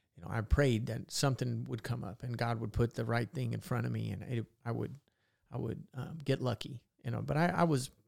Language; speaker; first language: English; native; English